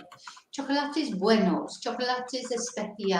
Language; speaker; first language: Spanish; non-native, fluent; English